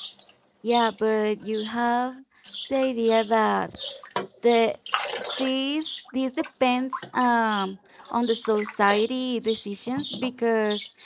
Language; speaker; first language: English; non-native, learner; Spanish